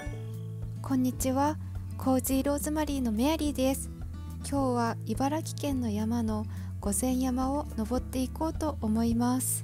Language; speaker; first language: Japanese; non-native, fluent; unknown